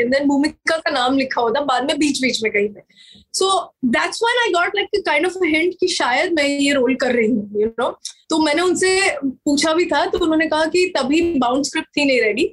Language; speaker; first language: English; non-native, local second language; Marathi